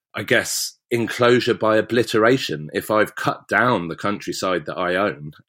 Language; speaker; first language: English; native; English